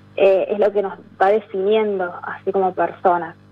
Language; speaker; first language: Spanish; native; Spanish